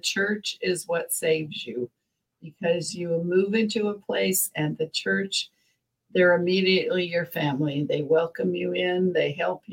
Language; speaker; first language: English; native; English